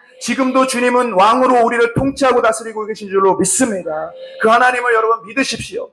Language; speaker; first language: Korean; native; Korean